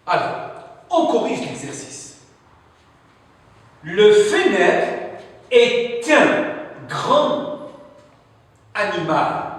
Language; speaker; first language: French; non-native, local second language; Arabic